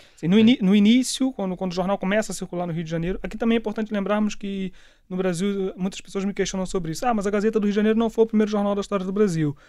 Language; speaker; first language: Portuguese; native; Portuguese